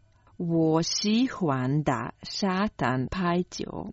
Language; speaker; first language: Chinese; non-native, learner; Croatian